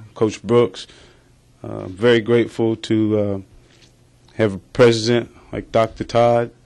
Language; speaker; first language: English; native; English